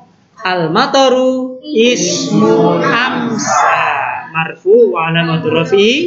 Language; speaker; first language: Arabic; non-native, fluent; Indonesian